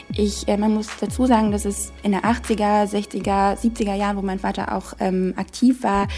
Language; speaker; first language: German; non-native, fluent; Arabic